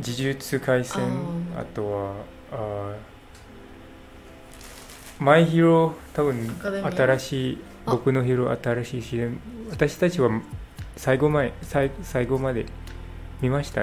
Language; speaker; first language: Japanese; non-native, learner; English